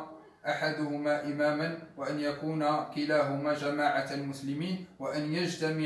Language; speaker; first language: Arabic; native; Arabic